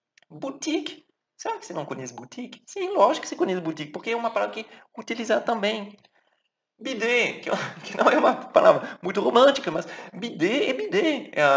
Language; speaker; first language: Portuguese; non-native, fluent; French